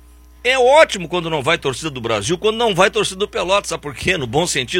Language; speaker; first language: Portuguese; native; Portuguese